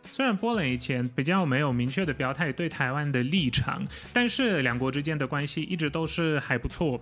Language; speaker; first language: Chinese; non-native, fluent; Polish